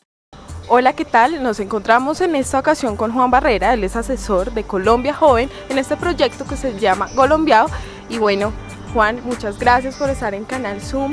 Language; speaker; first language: Spanish; native; Spanish